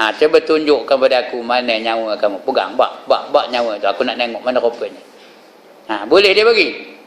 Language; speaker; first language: Malay; native; Malay